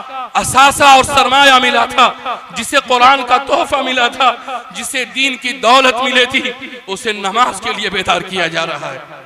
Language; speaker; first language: Urdu; native; Urdu